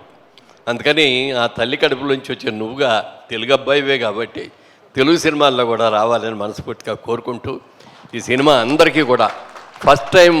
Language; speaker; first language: Telugu; native; Telugu